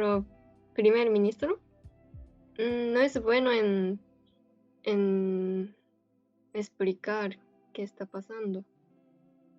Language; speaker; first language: Spanish; non-native, fluent; Japanese